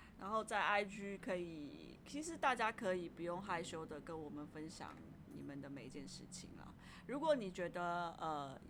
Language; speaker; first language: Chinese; native; Chinese